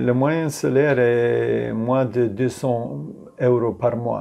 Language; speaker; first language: French; non-native, fluent; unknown